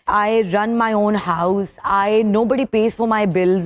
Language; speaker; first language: English; non-native, local second language; Urdu